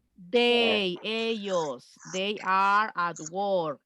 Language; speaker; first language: English; non-native, fluent; Spanish